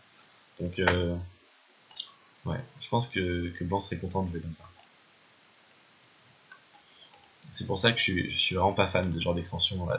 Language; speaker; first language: French; native; French